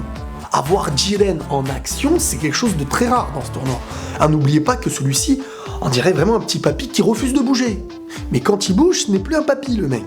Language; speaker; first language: French; native; French